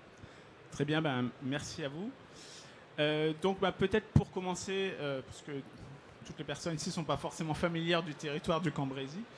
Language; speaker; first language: French; native; French